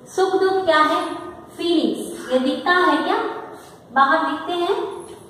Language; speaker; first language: Hindi; non-native, local second language; Telugu